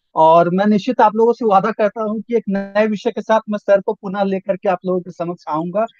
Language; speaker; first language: Hindi; native; Hindi